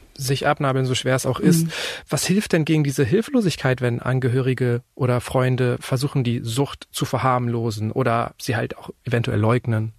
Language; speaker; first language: German; native; German